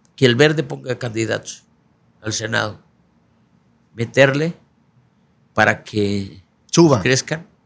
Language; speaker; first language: Spanish; native; Spanish